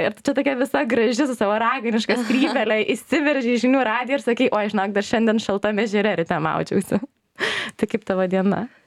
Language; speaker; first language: Lithuanian; native; Lithuanian